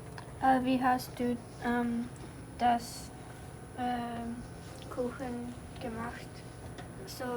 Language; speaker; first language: German; non-native, learner; English